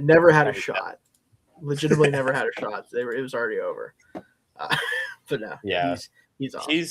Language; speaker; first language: English; native; English